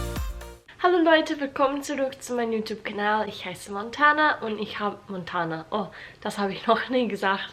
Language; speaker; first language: German; non-native, learner; English